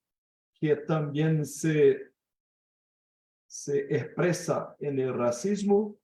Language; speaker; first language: Spanish; non-native, fluent; Portuguese